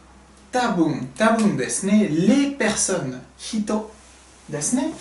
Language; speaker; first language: Japanese; non-native, fluent; French